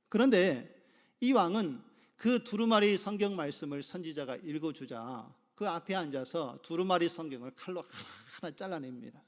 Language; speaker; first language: Korean; native; Korean